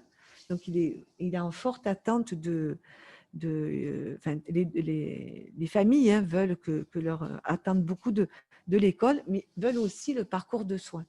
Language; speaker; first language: French; native; French